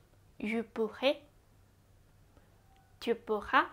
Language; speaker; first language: French; non-native, fluent; Japanese